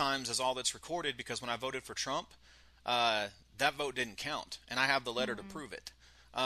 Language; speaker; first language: English; native; English